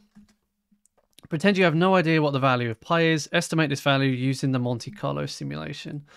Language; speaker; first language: English; native; English